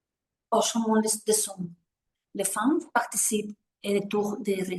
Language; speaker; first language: French; non-native, learner; Spanish